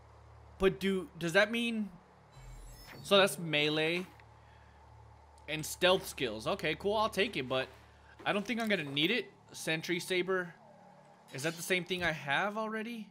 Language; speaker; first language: English; native; English